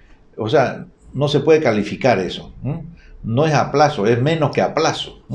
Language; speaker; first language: Spanish; native; Spanish